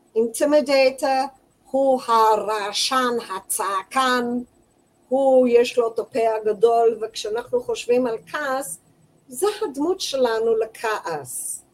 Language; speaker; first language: Hebrew; non-native, fluent; English